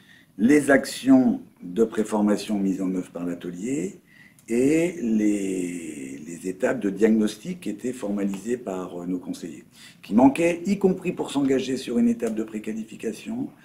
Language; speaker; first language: French; native; French